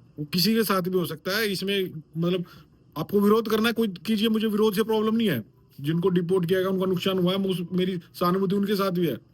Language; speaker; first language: Hindi; native; Hindi